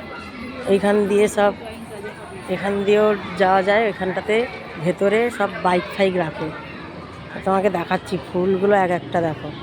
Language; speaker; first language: Bangla; native; Bangla